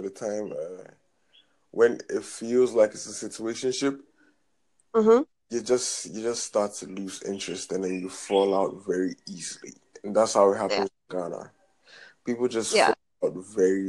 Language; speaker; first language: English; non-native, local second language; Akan